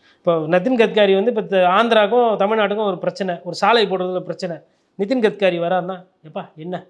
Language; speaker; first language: Tamil; native; Tamil